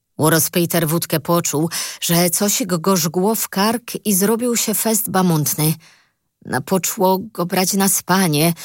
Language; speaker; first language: Polish; native; Polish